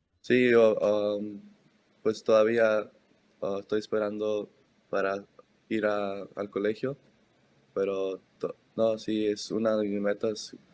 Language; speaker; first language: Spanish; early bilingual, heritage; Spanish